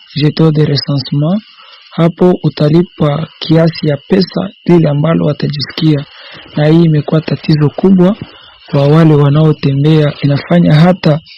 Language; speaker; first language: Swahili; native; Swahili